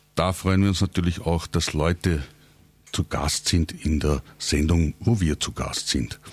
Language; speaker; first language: German; native; German